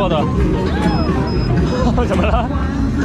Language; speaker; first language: Chinese; non-native, learner; Korean